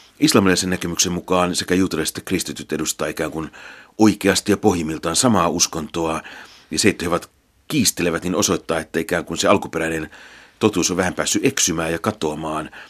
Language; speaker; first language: Finnish; native; Finnish